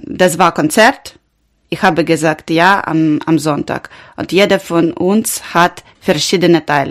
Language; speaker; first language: German; non-native, learner; Ukrainian